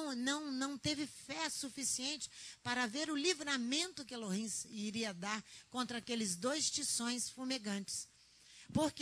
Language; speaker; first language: Portuguese; native; Portuguese